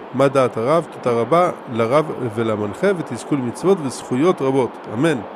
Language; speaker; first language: Hebrew; native; Hebrew